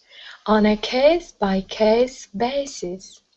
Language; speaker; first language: English; non-native, learner; Russian